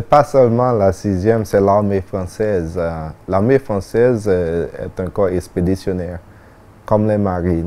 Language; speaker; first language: French; non-native, local second language; Haitian Creole